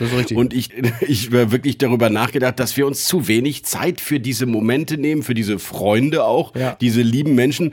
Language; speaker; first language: German; native; German